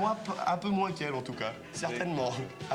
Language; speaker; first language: French; native; French